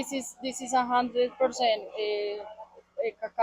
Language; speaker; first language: English; non-native, fluent; Spanish